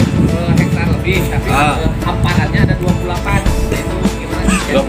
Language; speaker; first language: Indonesian; native; Indonesian